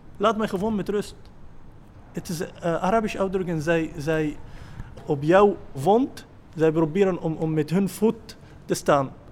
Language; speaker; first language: Dutch; non-native, learner; Arabic